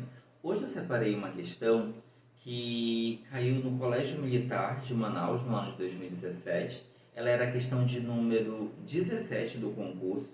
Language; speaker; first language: Portuguese; native; Portuguese